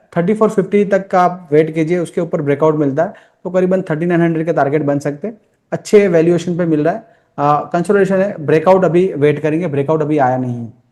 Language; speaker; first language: Hindi; non-native, local second language; Gujarati